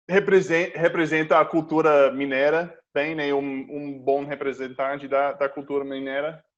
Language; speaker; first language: Portuguese; non-native, fluent; English